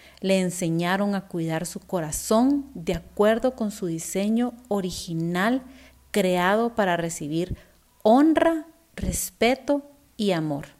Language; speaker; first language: Spanish; native; Spanish